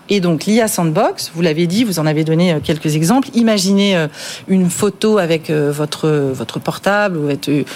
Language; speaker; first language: French; native; French